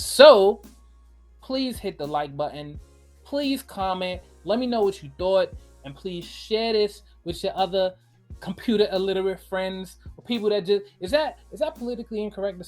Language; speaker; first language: English; native; English